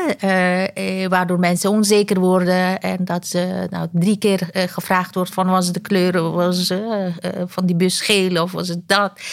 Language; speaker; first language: Dutch; non-native, fluent; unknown